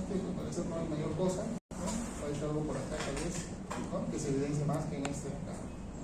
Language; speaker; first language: Spanish; native; Spanish